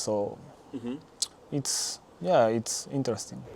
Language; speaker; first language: English; non-native, learner; Japanese